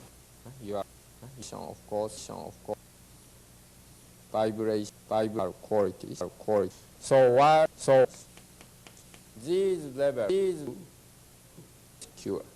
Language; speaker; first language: English; non-native, learner; Japanese